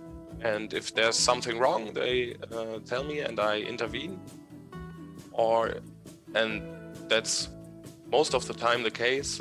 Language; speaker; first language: English; non-native, fluent; German